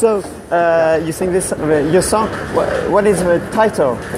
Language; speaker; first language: English; non-native, learner; French